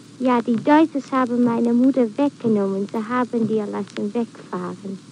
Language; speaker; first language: German; non-native, learner; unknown